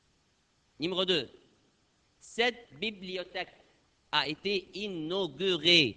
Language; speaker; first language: French; non-native, fluent; Arabic